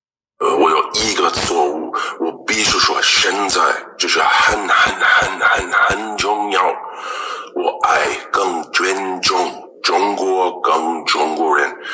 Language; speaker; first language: Chinese; non-native, learner; English